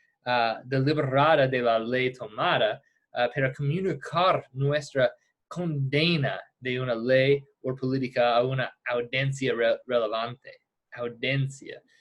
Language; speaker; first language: Spanish; non-native, fluent; English